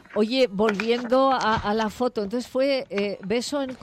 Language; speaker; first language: Spanish; native; Spanish